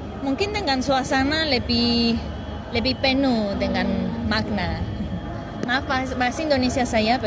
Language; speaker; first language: Indonesian; non-native, learner; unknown